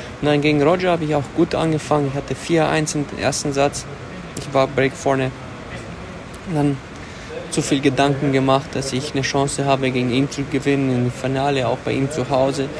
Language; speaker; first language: German; early bilingual, other home language; Romanian